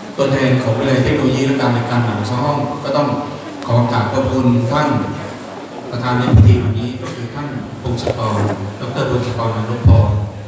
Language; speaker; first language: Thai; native; Thai